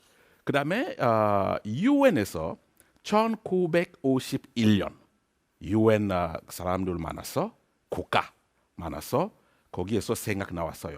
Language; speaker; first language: Korean; non-native, learner; French